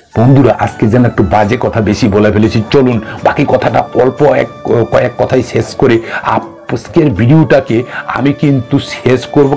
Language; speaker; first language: Bangla; non-native, local second language; Kok Borok